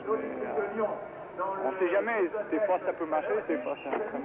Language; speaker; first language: French; non-native, learner; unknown